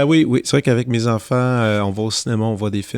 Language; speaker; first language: French; native; French